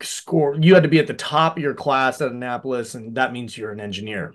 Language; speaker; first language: English; native; English